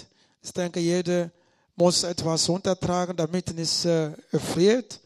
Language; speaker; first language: German; non-native, learner; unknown